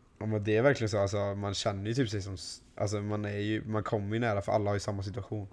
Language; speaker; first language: Swedish; native; Swedish